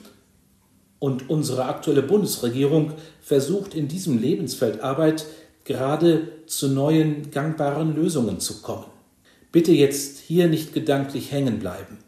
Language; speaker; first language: German; native; German